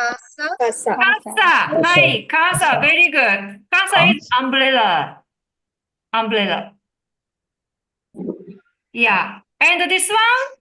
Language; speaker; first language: English; non-native, learner; Japanese